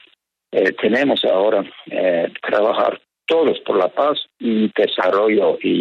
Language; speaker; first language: Spanish; non-native, fluent; Norwegian